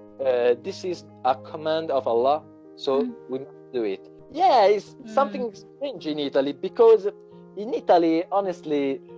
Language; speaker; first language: English; non-native, learner; Italian